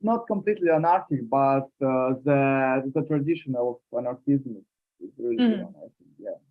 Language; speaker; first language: English; non-native, learner; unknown